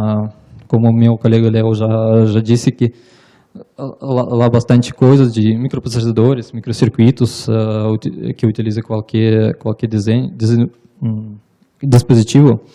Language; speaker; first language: Portuguese; non-native, learner; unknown